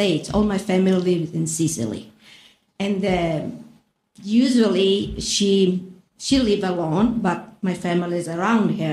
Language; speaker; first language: English; non-native, learner; Italian